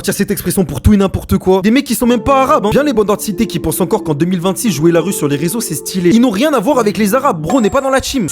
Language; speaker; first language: French; native; French